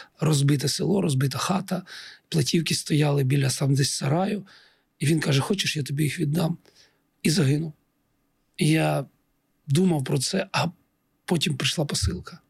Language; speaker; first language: Ukrainian; non-native, local second language; Russian